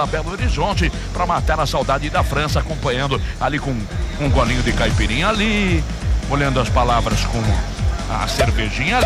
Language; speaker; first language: Portuguese; native; Portuguese